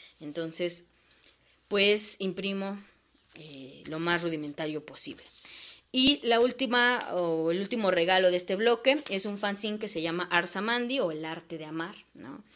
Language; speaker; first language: Spanish; native; Spanish